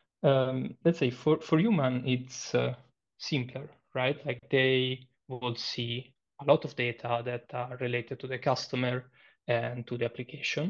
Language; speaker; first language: English; non-native, fluent; Italian